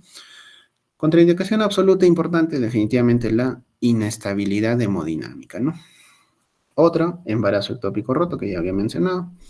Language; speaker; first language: Spanish; native; Spanish